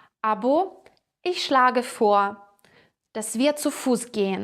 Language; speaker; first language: German; non-native, fluent; Ukrainian